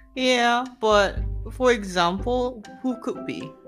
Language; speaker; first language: English; non-native, fluent; Japanese